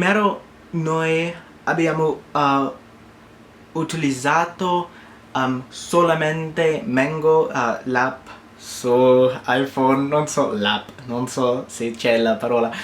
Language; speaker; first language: Italian; non-native, learner; English